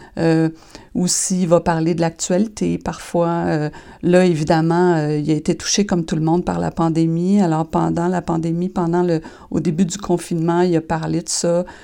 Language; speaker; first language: French; native; French